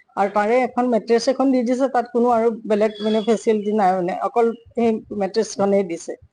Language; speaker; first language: Assamese; native; Assamese